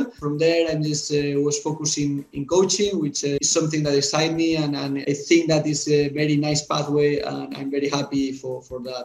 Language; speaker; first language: English; non-native, fluent; Spanish